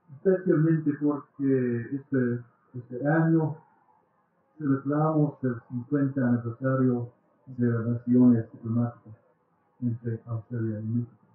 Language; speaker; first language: Spanish; non-native, learner; English